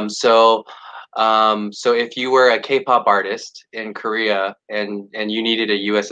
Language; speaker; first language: English; native; English